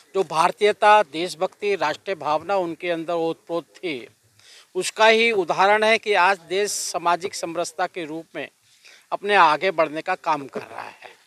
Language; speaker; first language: Hindi; native; Hindi